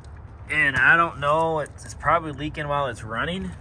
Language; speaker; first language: English; native; English